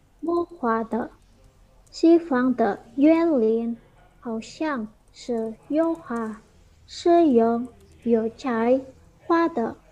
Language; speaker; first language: Chinese; non-native, learner; Indonesian